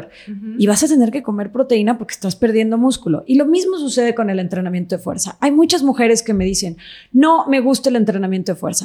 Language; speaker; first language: Spanish; native; Spanish